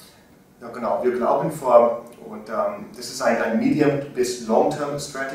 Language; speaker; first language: German; non-native, learner; English